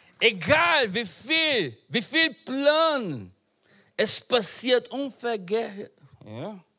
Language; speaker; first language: German; non-native, learner; Portuguese